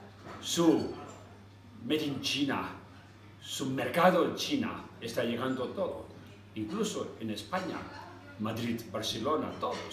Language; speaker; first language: Spanish; non-native, learner; Tibetan